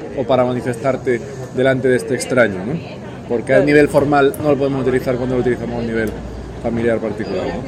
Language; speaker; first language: Spanish; non-native, local second language; Catalan